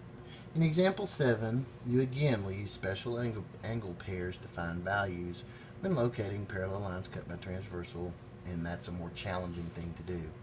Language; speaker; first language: English; native; English